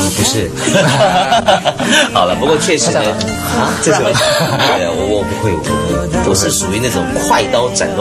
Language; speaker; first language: Chinese; native; Chinese